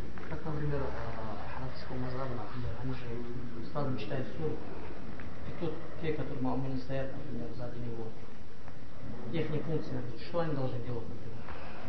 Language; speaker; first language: Russian; non-native, local second language; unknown